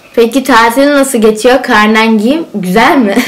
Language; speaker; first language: Turkish; native; Turkish